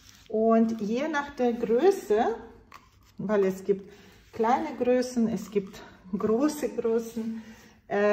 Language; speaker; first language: German; non-native, fluent; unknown